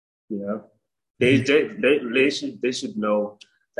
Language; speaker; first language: English; non-native, local second language; Igbo